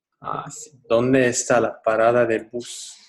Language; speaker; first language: Spanish; non-native, learner; English